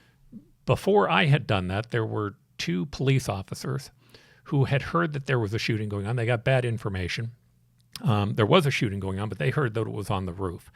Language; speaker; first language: English; native; English